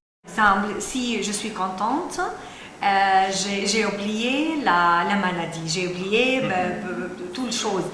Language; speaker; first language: French; non-native, learner; Arabic